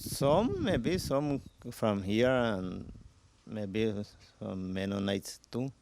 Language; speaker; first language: English; non-native, local second language; Spanish